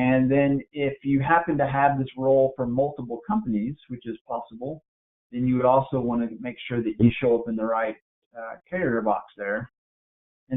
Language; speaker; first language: English; native; English